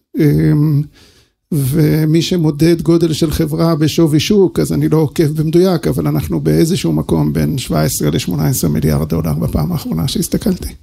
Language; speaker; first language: Hebrew; early bilingual, other home language; English